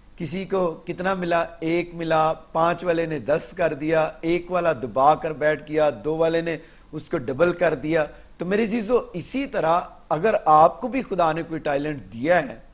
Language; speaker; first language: Urdu; non-native, local second language; Punjabi